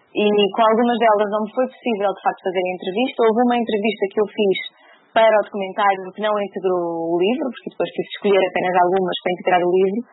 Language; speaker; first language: Portuguese; native; Portuguese